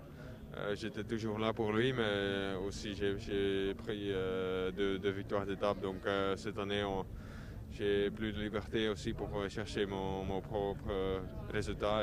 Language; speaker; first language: French; non-native, local second language; Dutch